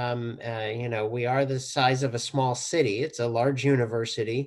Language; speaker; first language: English; native; English